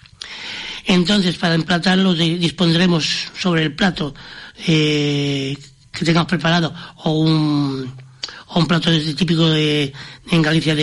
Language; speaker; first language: Spanish; native; Spanish